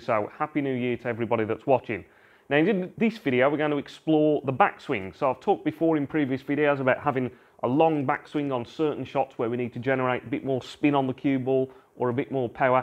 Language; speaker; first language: English; native; English